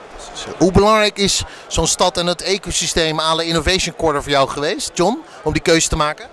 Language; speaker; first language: Dutch; native; Dutch